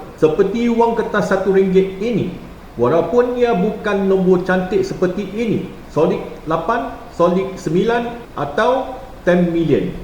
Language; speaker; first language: Malay; non-native, local second language; Chinese